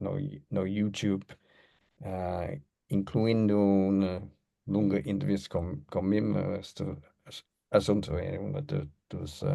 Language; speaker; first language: Portuguese; non-native, learner; English